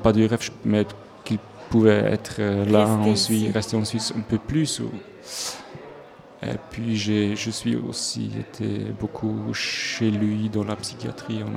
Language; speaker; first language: French; non-native, local second language; Swiss German